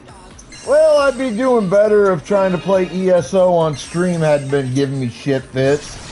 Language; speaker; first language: English; native; English